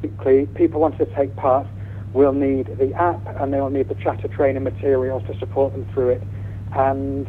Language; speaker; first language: English; native; English